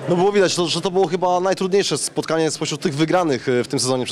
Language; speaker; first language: Polish; native; Polish